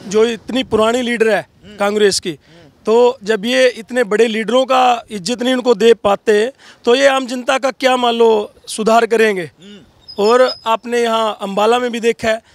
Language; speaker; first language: Hindi; native; Hindi